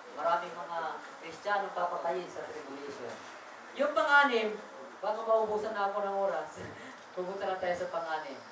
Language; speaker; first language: Filipino; non-native, local second language; Waray